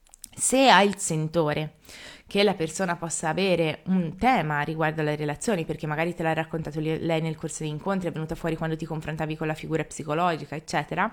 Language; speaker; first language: Italian; native; Italian